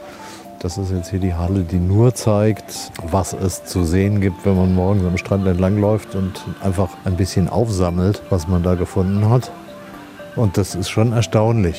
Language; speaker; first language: German; native; German